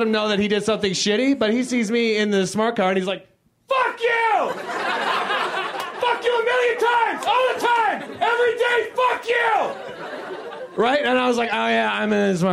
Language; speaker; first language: English; native; English